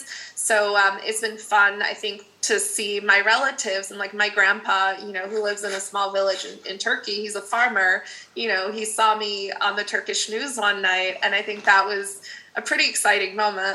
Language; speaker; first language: English; non-native, fluent; Dutch